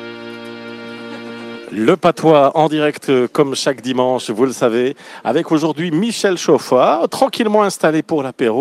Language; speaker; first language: French; native; French